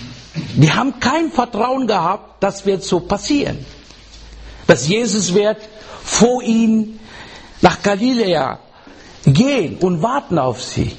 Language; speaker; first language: German; non-native, fluent; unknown